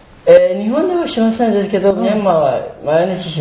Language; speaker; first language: Japanese; non-native, learner; Burmese